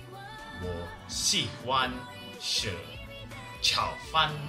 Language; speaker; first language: Chinese; non-native, learner; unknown